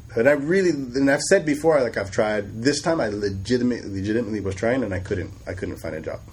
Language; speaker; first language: English; native; English